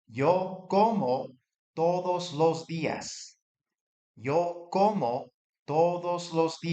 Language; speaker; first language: Spanish; non-native, fluent; English